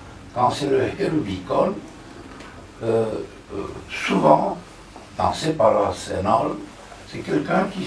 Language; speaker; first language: French; non-native, fluent; Romanian